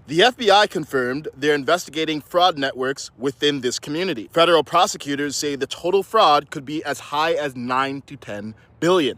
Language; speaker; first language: English; early bilingual, other home language; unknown